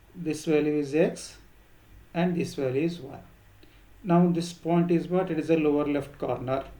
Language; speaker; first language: English; non-native, local second language; Kannada